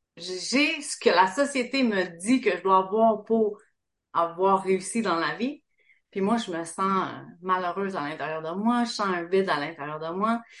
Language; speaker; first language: French; native; French